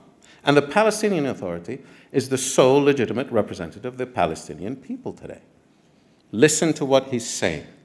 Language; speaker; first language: English; non-native, fluent; Arabic